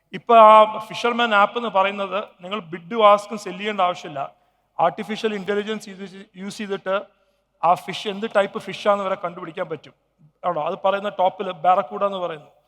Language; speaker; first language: Malayalam; early bilingual, heritage; Malayalam